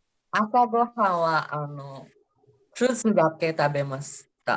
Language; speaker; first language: Japanese; non-native, learner; Indonesian